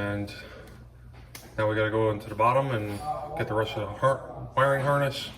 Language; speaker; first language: English; native; English